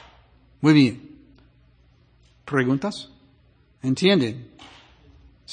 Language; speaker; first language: Spanish; non-native, fluent; English